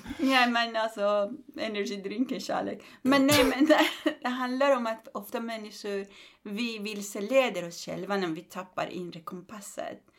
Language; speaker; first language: Swedish; non-native, fluent; Persian